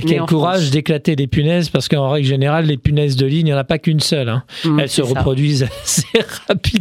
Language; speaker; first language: French; native; French